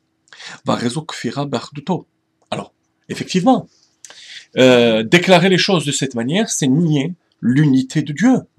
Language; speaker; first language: French; native; French